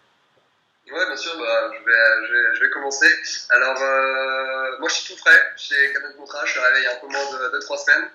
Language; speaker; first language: French; native; French